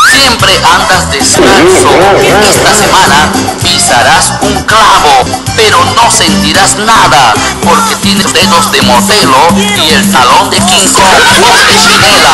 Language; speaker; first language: Spanish; native; Spanish